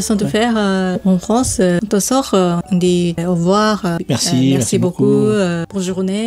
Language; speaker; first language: French; non-native, learner; Japanese